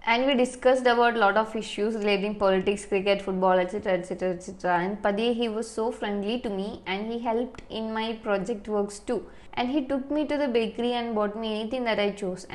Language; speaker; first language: English; non-native, local second language; Malayalam